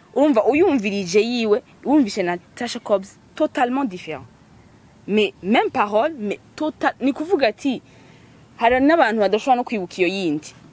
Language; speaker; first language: Rundi; early bilingual, heritage; Rundi